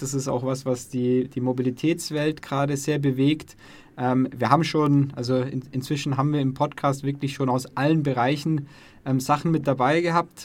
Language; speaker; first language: German; native; German